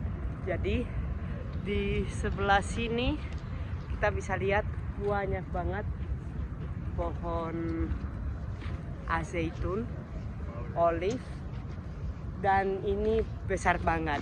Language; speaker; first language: Indonesian; non-native, fluent; Spanish